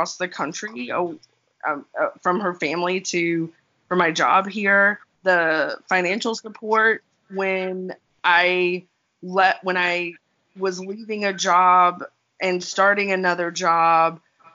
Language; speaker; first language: English; native; English